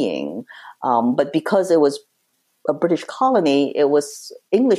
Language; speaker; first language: English; native; English